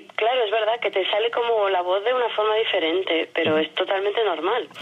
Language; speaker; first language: Spanish; non-native, fluent; French